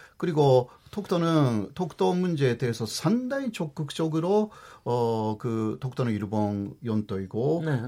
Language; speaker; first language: Korean; non-native, fluent; Japanese